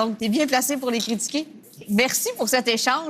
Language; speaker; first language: French; native; French